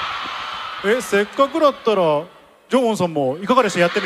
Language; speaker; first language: Japanese; native; Japanese